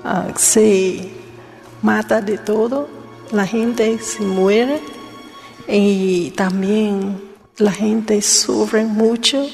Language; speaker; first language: Spanish; non-native, learner; Vietnamese